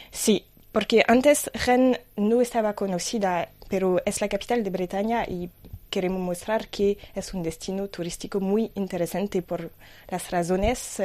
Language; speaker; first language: Spanish; non-native, fluent; French